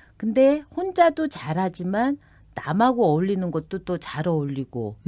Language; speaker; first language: Korean; native; Korean